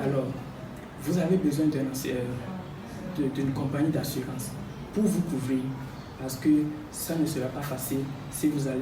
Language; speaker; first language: French; non-native, fluent; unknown